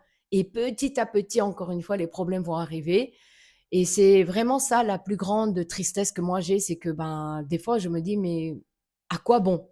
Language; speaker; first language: French; native; French